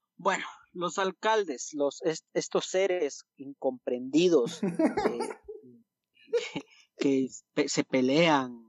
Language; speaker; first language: Spanish; native; Spanish